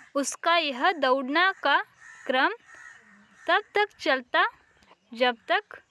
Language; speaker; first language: Hindi; non-native, local second language; Kannada